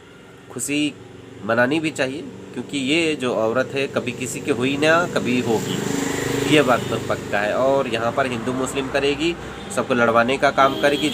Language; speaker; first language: Hindi; native; Hindi